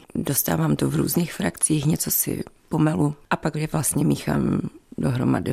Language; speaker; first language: Czech; native; Czech